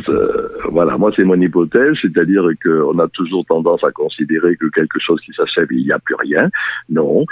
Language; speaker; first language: French; native; French